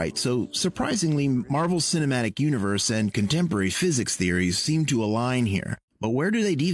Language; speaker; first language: English; native; English